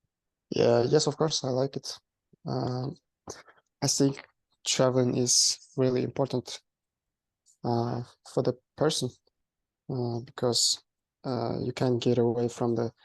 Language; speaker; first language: English; non-native, learner; Kazakh